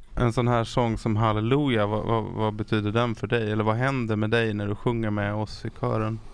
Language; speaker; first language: Swedish; native; Swedish